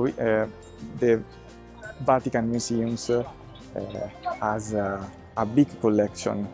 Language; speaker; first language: English; non-native, fluent; Italian